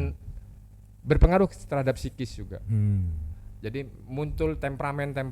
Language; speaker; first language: Indonesian; non-native, local second language; Javanese